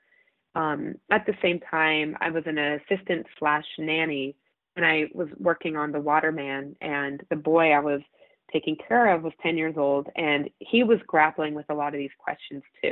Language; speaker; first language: English; native; English